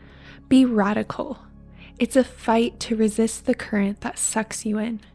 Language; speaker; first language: English; native; English